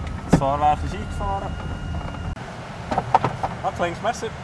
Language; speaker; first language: German; native; German